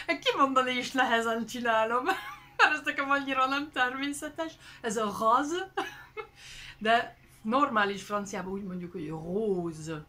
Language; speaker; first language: Hungarian; early bilingual, heritage; French